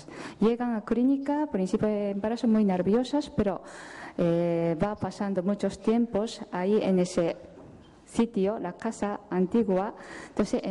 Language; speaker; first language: Spanish; non-native, fluent; Japanese